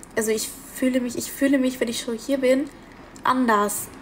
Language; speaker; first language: German; early bilingual, other home language; Italian